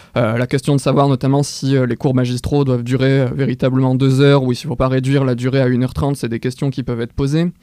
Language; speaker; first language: French; native; French